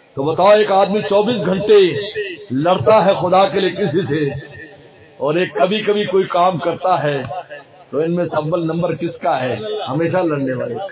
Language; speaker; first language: Urdu; non-native, local second language; Pashto